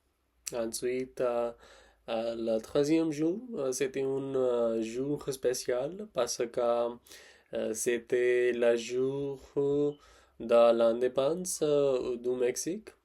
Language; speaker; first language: French; non-native, learner; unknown